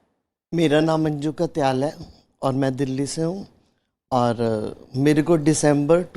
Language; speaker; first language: Hindi; native; Hindi